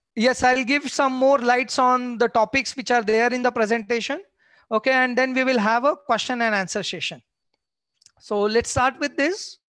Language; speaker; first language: English; non-native, local second language; Marathi